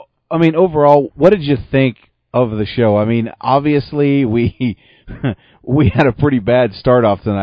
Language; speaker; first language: English; native; English